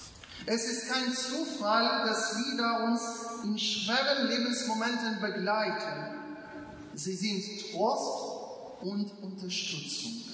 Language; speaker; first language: German; non-native, fluent; Ukrainian